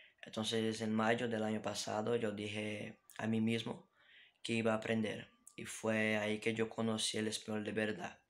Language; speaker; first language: Spanish; non-native, fluent; Portuguese